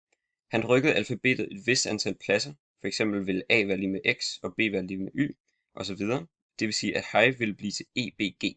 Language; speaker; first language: Danish; native; Danish